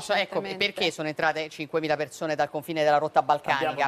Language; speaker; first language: Italian; native; Italian